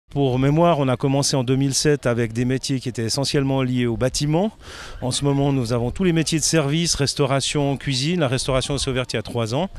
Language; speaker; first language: French; native; French